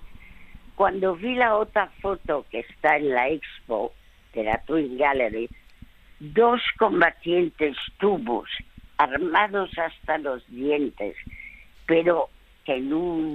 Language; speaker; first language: Spanish; early bilingual, other home language; French